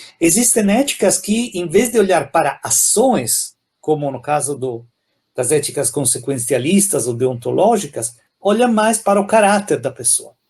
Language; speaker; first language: Portuguese; non-native, fluent; Italian